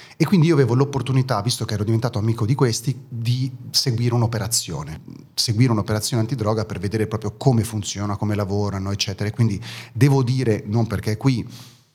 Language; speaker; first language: Italian; early bilingual, other home language; German